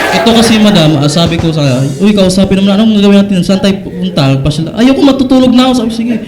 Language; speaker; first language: Filipino; non-native, local second language; Cebuano